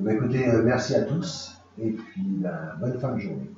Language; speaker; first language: French; native; French